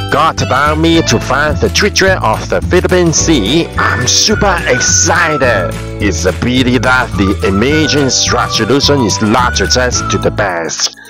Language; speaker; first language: English; non-native, local second language; Cantonese